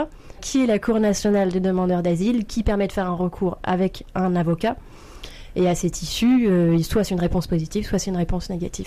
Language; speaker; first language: French; native; French